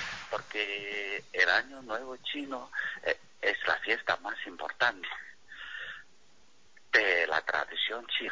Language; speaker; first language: Spanish; non-native, fluent; Chinese